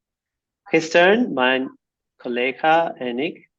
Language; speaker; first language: Dutch; non-native, learner; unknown